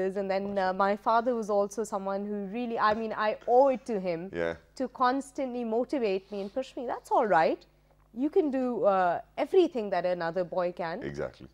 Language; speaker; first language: English; non-native, local second language; Urdu